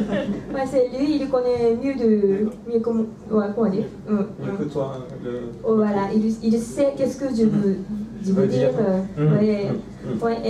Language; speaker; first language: French; non-native, fluent; Japanese